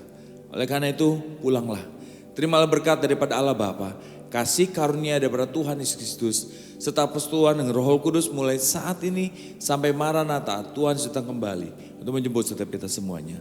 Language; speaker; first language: Indonesian; native; Indonesian